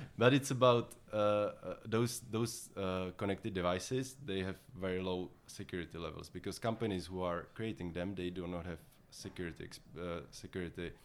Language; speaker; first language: English; non-native, fluent; Czech